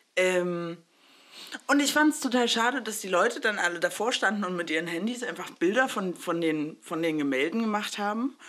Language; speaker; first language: German; early bilingual, other home language; Spanish